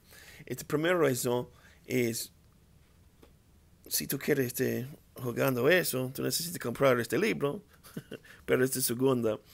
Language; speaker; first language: Spanish; non-native, learner; English